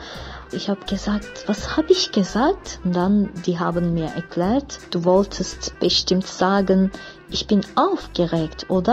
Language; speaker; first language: German; non-native, learner; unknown